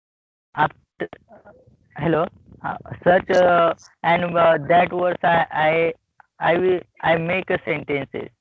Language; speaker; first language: English; non-native, learner; Marathi